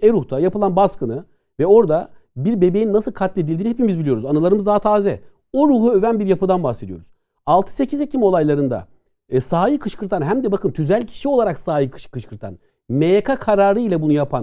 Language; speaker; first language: Turkish; native; Turkish